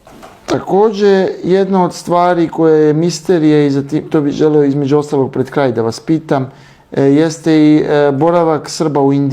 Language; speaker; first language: Serbian; native; Serbian